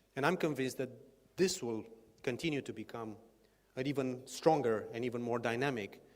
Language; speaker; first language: English; non-native, fluent; Romanian